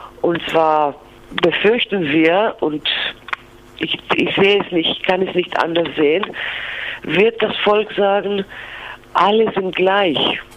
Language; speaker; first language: German; non-native, fluent; Greek